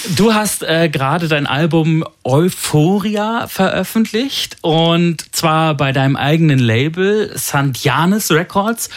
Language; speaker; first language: German; native; German